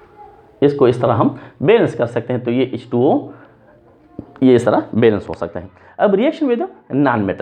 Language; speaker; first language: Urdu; non-native, local second language; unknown